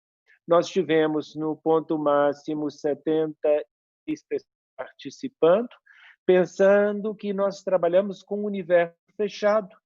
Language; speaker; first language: Portuguese; native; Portuguese